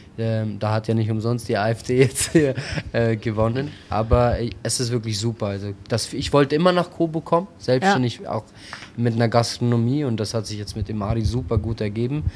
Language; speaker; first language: German; early bilingual, other home language; Albanian